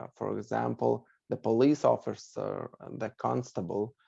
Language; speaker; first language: English; non-native, fluent; Lithuanian